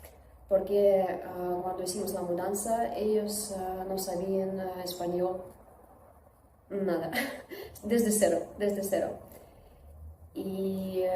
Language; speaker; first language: Spanish; non-native, learner; Russian